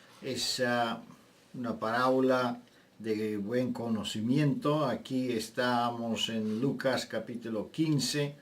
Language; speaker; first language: Spanish; non-native, fluent; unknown